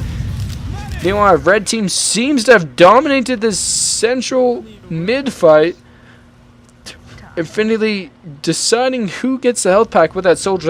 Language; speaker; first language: English; native; English